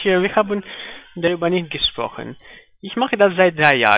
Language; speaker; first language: German; non-native, fluent; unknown